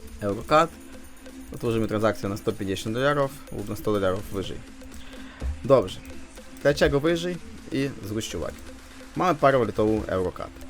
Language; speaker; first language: Polish; non-native, fluent; Ukrainian